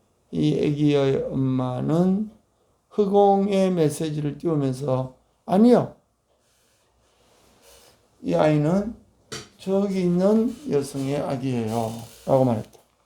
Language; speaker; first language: Korean; native; Korean